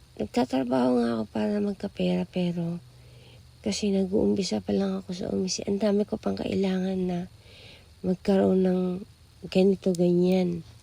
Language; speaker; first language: Filipino; native; Filipino